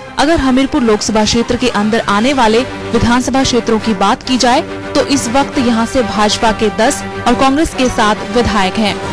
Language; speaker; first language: Hindi; native; Hindi